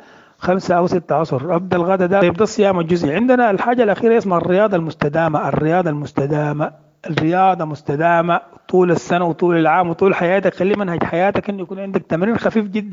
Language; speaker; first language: Arabic; native; Arabic